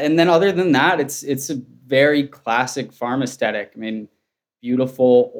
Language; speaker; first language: English; native; English